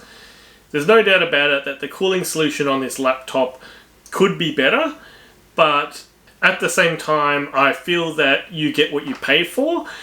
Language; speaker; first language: English; native; English